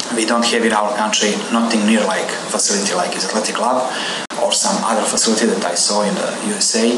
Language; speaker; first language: English; non-native, learner; Serbian